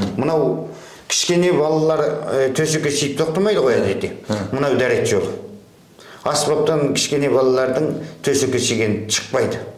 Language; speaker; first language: Kazakh; early bilingual, heritage; Kazakh